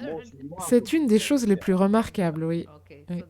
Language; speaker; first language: French; non-native, fluent; German